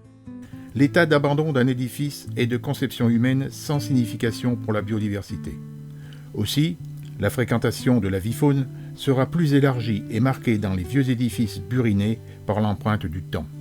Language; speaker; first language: French; native; French